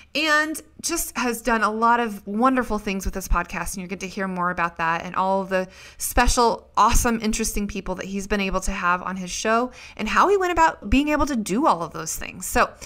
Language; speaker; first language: English; native; English